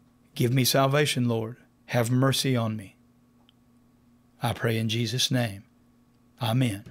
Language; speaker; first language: English; native; English